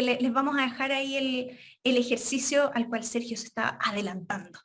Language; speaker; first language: Spanish; native; Spanish